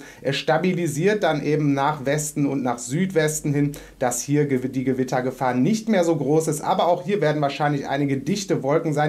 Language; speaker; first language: German; native; German